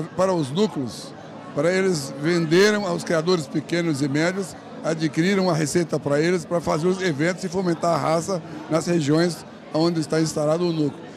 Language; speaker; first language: Portuguese; non-native, fluent; Arabic